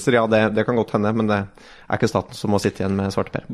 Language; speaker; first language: Norwegian; native; Norwegian